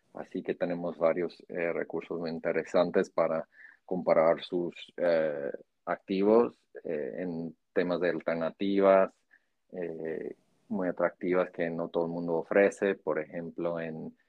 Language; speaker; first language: Spanish; non-native, fluent; English